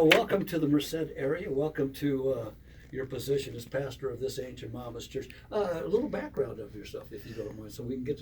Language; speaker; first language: English; native; English